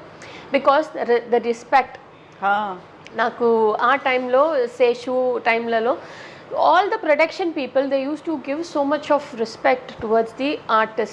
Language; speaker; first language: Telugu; non-native, local second language; Tamil